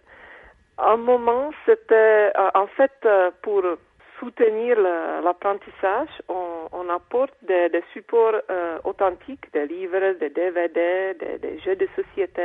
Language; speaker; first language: French; non-native, fluent; Czech